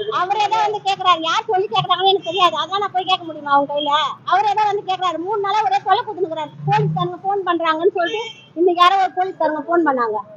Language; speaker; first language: Tamil; native; Tamil